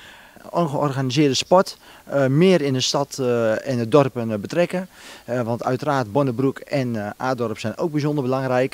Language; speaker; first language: Dutch; native; Dutch